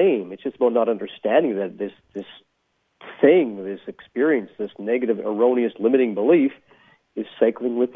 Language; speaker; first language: English; native; English